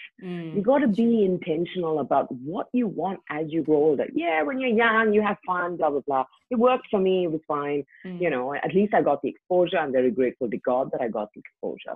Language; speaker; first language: English; native; English